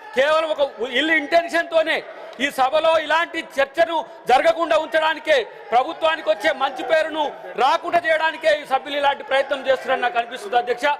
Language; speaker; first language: Telugu; native; Telugu